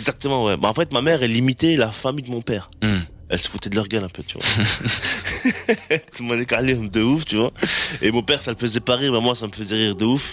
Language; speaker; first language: French; native; French